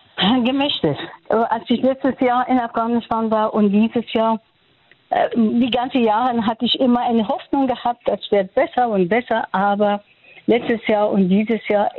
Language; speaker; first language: German; non-native, fluent; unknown